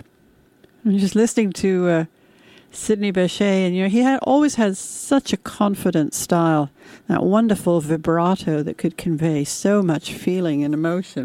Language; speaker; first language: English; native; English